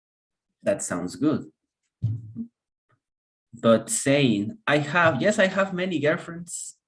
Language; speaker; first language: English; non-native, fluent; Spanish